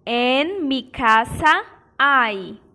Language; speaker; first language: Spanish; non-native, fluent; Portuguese